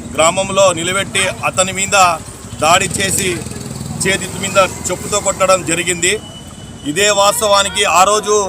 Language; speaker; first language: Telugu; non-native, local second language; Lambadi